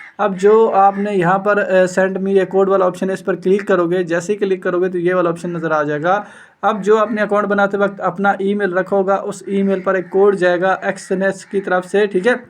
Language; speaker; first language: Urdu; native; Urdu